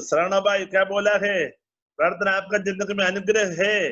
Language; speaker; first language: Hindi; non-native, learner; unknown